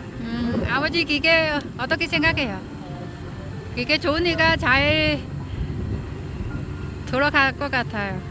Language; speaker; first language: Korean; non-native, learner; Vietnamese